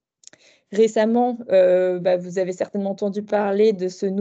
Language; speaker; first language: French; native; French